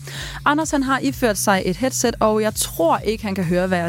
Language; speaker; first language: Danish; native; Danish